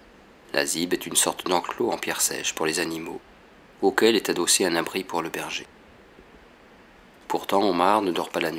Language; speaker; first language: French; native; French